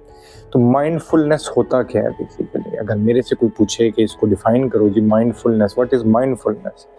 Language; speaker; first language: Hindi; non-native, local second language; Punjabi